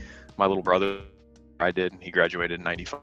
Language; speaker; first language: English; native; English